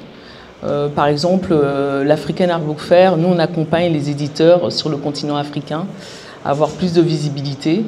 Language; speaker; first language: French; native; French